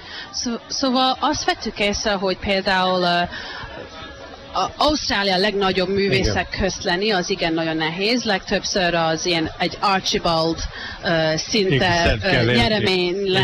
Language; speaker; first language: Hungarian; early bilingual, heritage; Hungarian